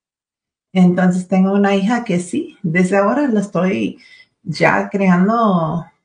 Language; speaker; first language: Spanish; early bilingual, other home language; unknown